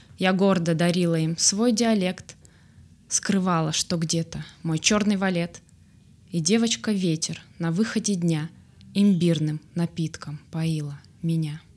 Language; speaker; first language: Russian; native; Russian